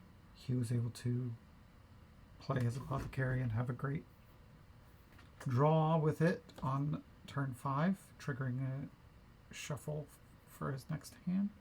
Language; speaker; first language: English; native; English